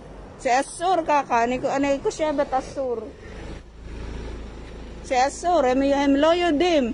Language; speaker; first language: Hebrew; non-native, learner; Filipino